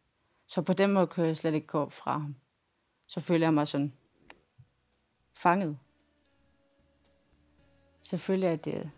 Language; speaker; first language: Danish; non-native, local second language; Kalaallisut